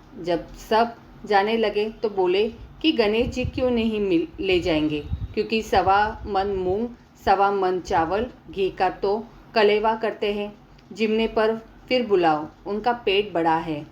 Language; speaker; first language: Hindi; native; Hindi